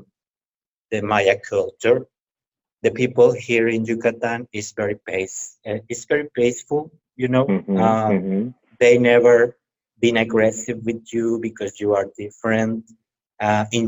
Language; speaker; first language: English; non-native, fluent; Spanish